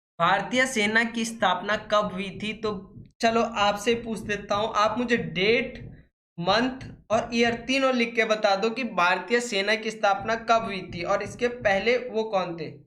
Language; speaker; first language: Hindi; native; Hindi